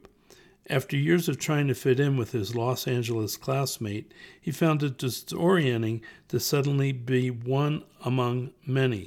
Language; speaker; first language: English; native; English